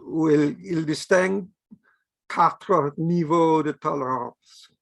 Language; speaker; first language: French; non-native, fluent; English